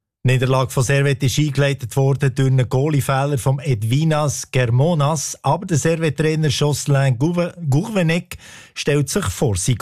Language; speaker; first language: German; native; German